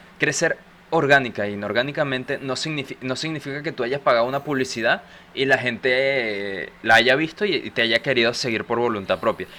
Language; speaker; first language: Spanish; native; Spanish